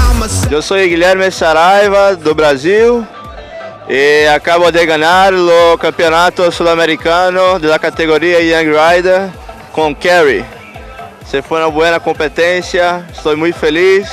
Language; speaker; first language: Spanish; non-native, learner; Portuguese